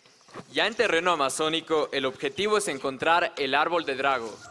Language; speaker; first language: Spanish; native; Spanish